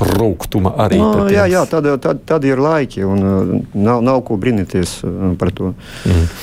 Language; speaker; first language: Latvian; non-native, local second language; Russian